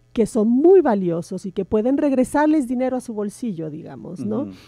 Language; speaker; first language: Spanish; native; Spanish